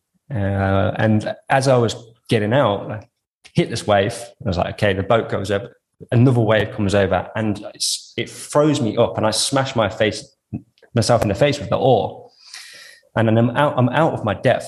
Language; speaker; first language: English; native; English